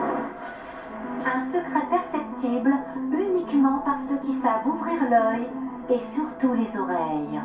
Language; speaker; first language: French; native; French